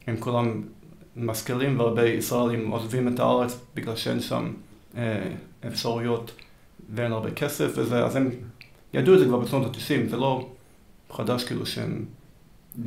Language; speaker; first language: Hebrew; early bilingual, heritage; Hebrew